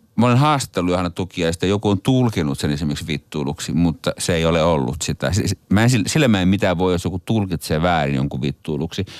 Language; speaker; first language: Finnish; native; Finnish